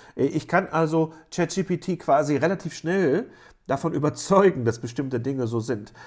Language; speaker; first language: German; native; German